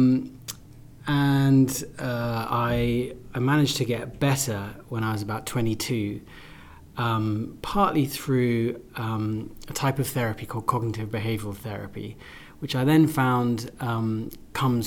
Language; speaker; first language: English; native; English